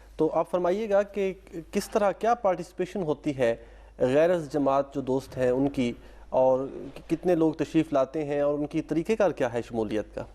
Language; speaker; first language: Urdu; native; Urdu